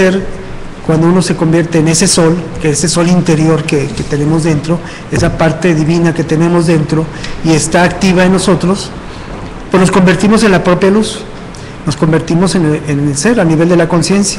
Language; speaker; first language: Spanish; native; Spanish